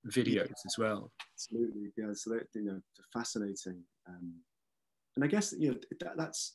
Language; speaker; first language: English; native; English